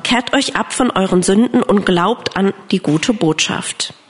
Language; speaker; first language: German; non-native, fluent; English